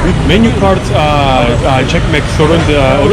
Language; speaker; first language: Turkish; non-native, learner; English